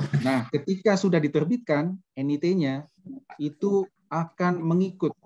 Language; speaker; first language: Indonesian; native; Indonesian